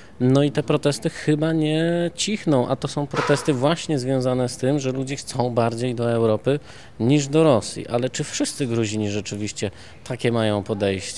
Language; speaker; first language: Polish; native; Polish